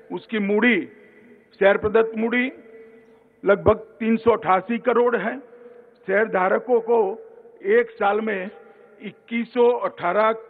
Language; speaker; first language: Hindi; non-native, local second language; Gujarati